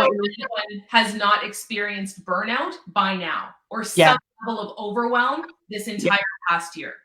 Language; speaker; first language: English; native; English